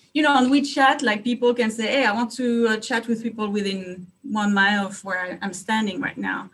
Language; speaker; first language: English; non-native, fluent; French